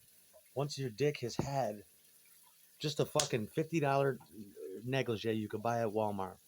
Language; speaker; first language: English; native; English